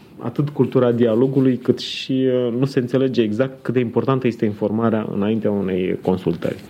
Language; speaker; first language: Romanian; native; Romanian